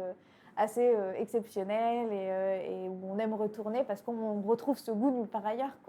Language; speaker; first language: French; native; French